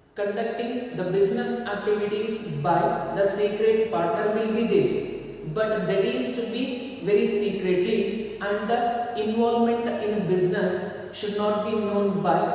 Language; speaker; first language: English; non-native, local second language; Kannada